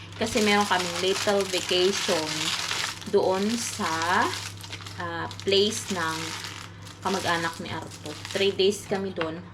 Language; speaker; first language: Filipino; non-native, local second language; Cebuano